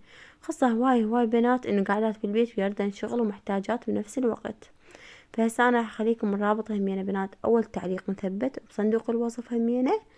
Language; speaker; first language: Arabic; native; Arabic